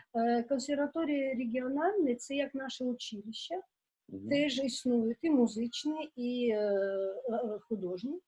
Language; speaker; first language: Ukrainian; non-native, local second language; Russian